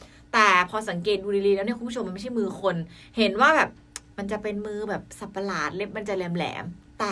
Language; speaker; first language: Thai; native; Thai